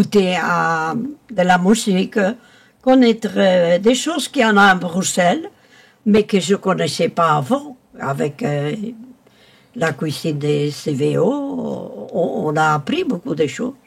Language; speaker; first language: French; non-native, local second language; Spanish